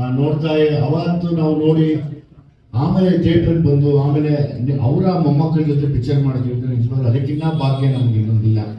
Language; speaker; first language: Kannada; native; Kannada